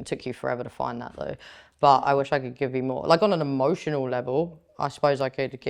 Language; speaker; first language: English; native; English